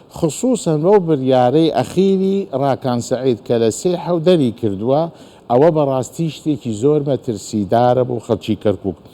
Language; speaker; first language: Central Kurdish; non-native, local second language; Azerbaijani